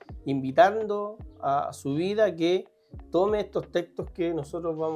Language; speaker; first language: Spanish; native; Spanish